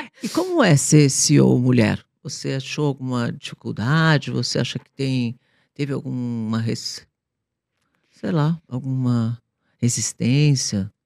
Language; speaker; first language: Portuguese; native; Portuguese